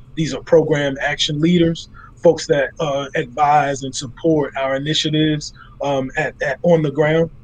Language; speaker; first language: English; native; English